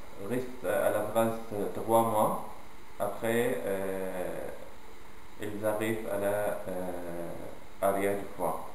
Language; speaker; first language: French; non-native, learner; Arabic